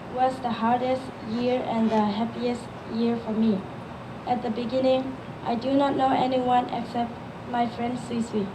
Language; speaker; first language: English; early bilingual, other home language; Burmese